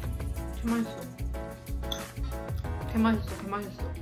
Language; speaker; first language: Korean; native; Korean